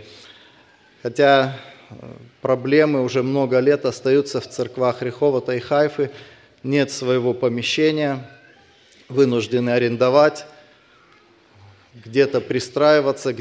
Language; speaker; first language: Russian; native; Russian